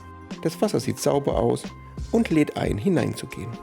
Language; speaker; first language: German; native; German